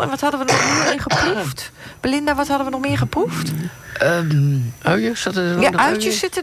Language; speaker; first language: Dutch; native; Dutch